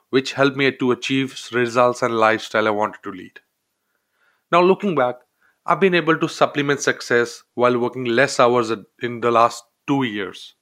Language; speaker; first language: English; non-native, local second language; Hindi